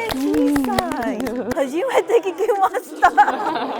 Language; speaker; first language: Japanese; non-native, fluent; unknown